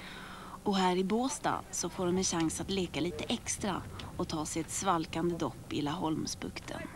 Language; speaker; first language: Swedish; native; Swedish